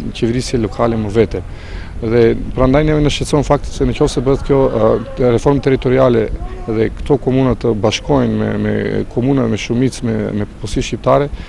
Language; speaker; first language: Albanian; non-native, local second language; Macedonian